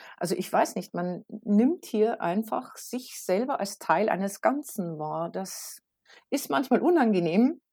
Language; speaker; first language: German; native; German